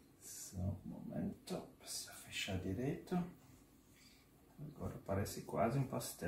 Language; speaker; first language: Portuguese; non-native, fluent; German